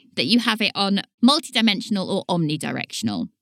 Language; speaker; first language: English; native; English